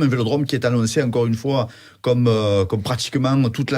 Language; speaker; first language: French; native; French